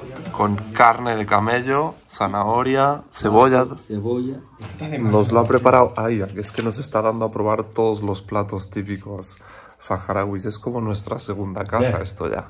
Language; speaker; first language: Spanish; native; Spanish